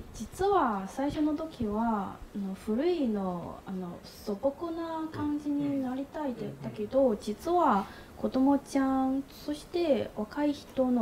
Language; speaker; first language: Japanese; non-native, learner; Chinese